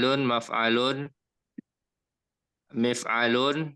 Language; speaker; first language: Arabic; non-native, learner; Indonesian